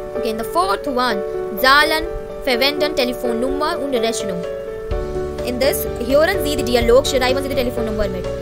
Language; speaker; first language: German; non-native, fluent; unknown